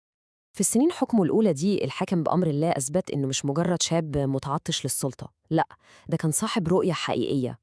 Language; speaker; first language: Arabic; native; Arabic